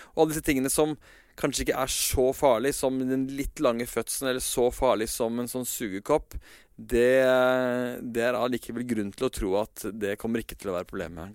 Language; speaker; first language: Norwegian; native; Norwegian